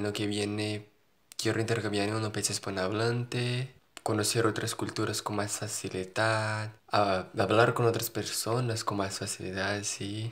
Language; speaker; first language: Spanish; non-native, learner; Portuguese